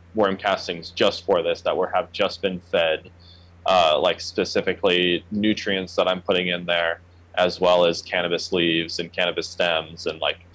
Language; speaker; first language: English; native; English